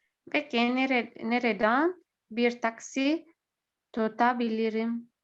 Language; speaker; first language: Turkish; non-native, learner; Arabic